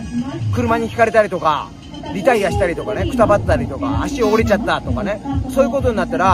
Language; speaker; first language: Japanese; native; Japanese